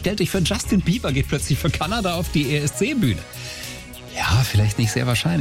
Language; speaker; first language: German; native; German